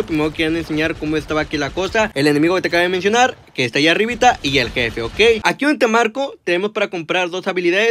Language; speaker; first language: Spanish; native; Spanish